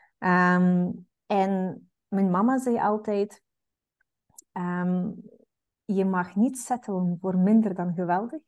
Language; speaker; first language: Dutch; non-native, fluent; Russian